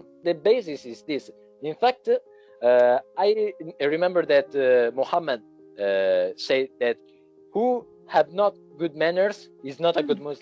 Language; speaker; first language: English; non-native, learner; Italian